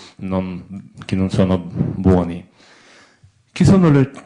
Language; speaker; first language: Italian; non-native, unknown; Ukrainian